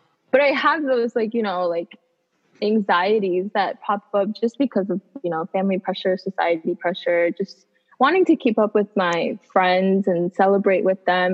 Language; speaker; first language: English; native; English